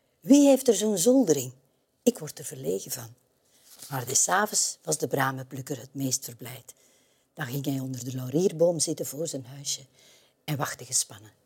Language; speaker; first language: Dutch; native; Dutch